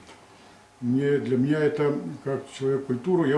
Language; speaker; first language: Russian; non-native, local second language; Yakut